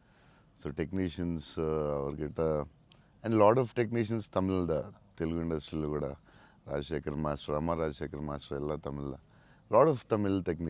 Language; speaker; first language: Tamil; non-native, local second language; Telugu